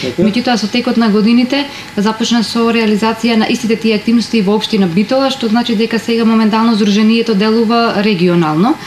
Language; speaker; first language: Macedonian; non-native, local second language; Romany